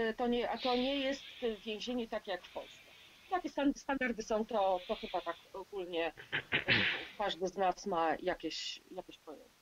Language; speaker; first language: Polish; native; Polish